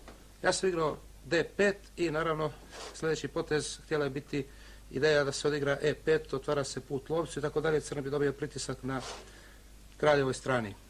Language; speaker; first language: Bosnian; native; Bosnian